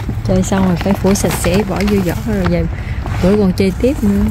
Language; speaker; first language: Vietnamese; native; Vietnamese